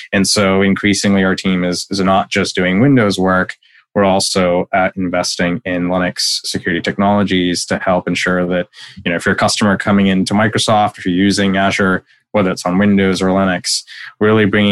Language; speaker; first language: English; non-native, local second language; Bangla